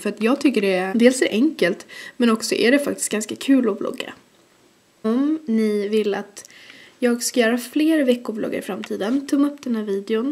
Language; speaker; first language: Swedish; native; Swedish